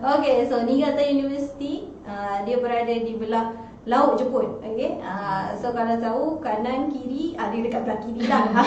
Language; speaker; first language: Malay; native; Malay